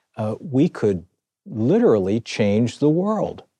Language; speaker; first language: English; native; English